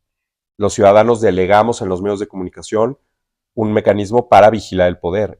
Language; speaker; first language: Spanish; native; Spanish